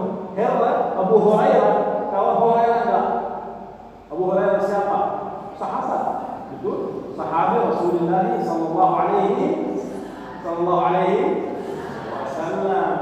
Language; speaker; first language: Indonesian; non-native, learner; Arabic